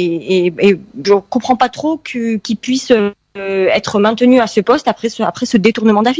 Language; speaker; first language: French; early bilingual, heritage; French